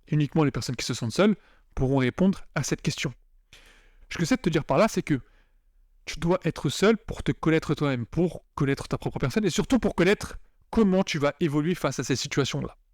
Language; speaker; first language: French; native; French